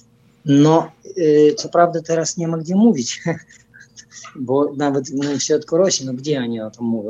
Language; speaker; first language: Polish; non-native, fluent; Russian